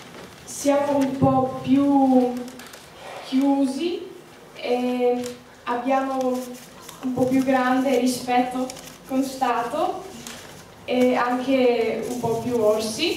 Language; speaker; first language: Italian; early bilingual, heritage; Slovak